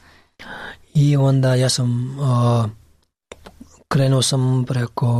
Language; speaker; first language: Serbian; non-native, learner; Pashto